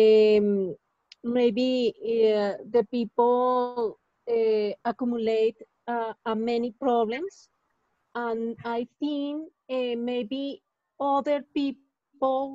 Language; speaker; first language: English; non-native, learner; Spanish